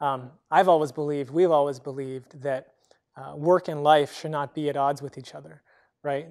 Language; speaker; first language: English; native; English